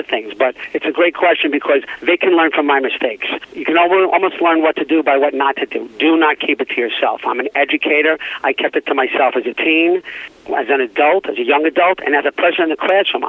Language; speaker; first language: English; native; English